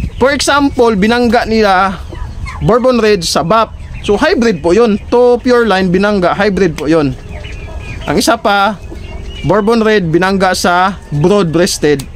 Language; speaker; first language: Filipino; non-native, local second language; Cebuano